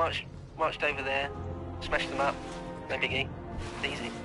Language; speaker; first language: English; native; English